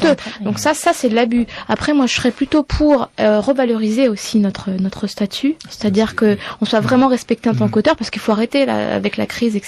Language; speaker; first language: French; native; French